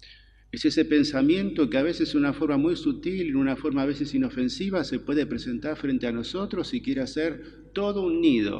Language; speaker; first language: Spanish; native; Spanish